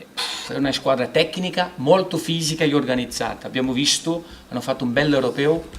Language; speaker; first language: Italian; non-native, fluent; Portuguese